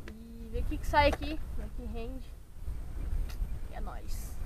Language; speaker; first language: Portuguese; native; Portuguese